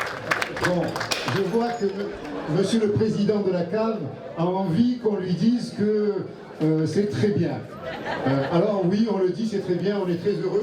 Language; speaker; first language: French; native; French